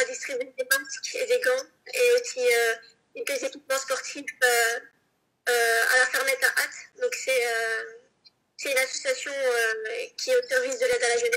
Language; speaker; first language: French; native; French